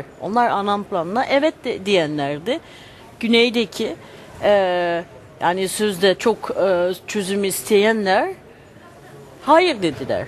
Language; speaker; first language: Turkish; early bilingual, heritage; Turkish